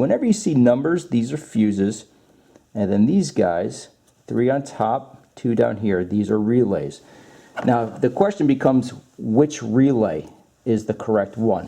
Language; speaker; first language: English; native; English